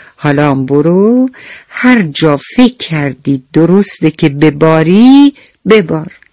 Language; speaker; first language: Persian; native; Persian